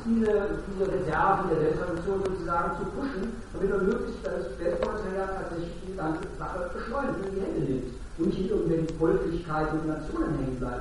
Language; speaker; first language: German; native; German